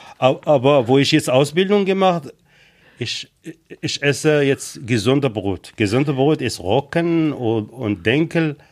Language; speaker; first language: German; non-native, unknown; Arabic